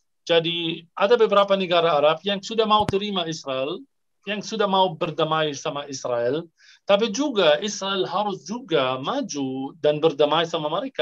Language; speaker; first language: Indonesian; non-native, fluent; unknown